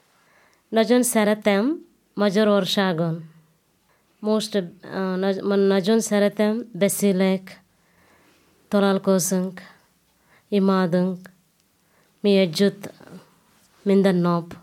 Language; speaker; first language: Hungarian; non-native, learner; Telugu